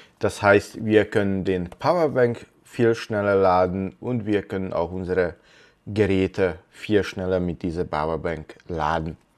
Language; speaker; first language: German; non-native, fluent; Hungarian